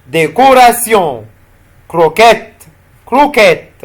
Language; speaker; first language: French; non-native, fluent; Arabic